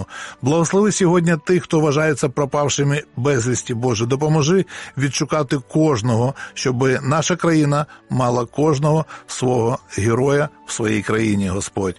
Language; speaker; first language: Ukrainian; native; Ukrainian